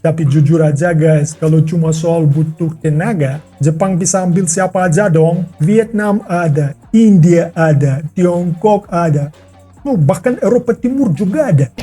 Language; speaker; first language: Indonesian; non-native, fluent; Russian